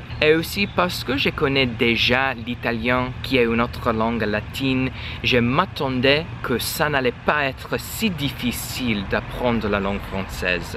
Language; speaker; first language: French; non-native, learner; English